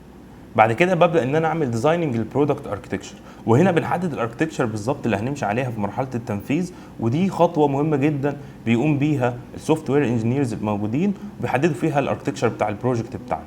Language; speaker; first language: Arabic; native; Arabic